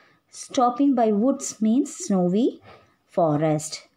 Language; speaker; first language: English; non-native, local second language; Tamil